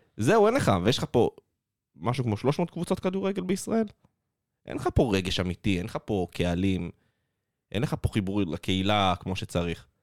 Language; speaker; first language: Hebrew; native; Hebrew